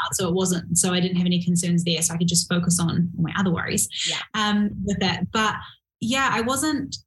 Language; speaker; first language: English; native; English